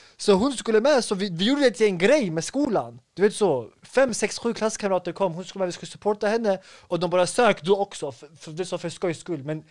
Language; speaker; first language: Swedish; early bilingual, other home language; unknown